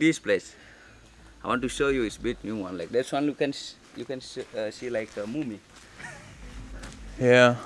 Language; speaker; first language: English; non-native, learner; Indonesian